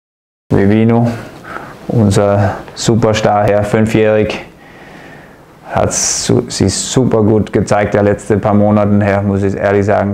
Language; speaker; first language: German; non-native, fluent; Danish